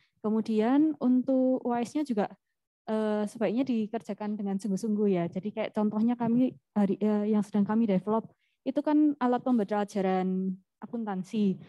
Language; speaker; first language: Indonesian; native; Indonesian